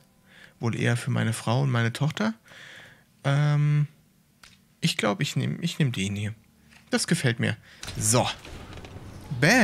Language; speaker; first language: German; native; German